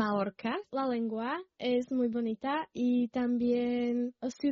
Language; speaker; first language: Spanish; non-native, learner; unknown